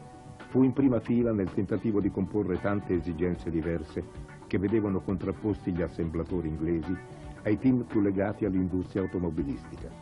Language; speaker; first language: Italian; native; Italian